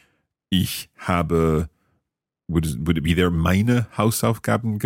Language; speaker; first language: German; non-native, learner; English